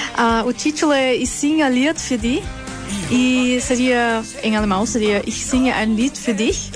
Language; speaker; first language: Portuguese; non-native, learner; German